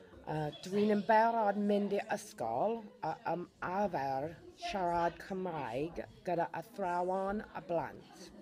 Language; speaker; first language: Welsh; non-native, learner; English